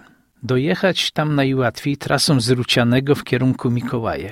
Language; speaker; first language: Polish; native; Polish